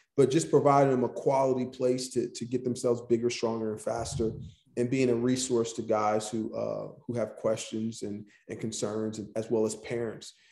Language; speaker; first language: English; native; English